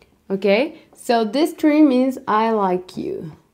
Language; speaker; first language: English; non-native, fluent; Spanish